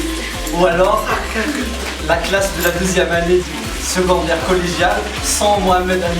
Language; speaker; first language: French; non-native, local second language; Arabic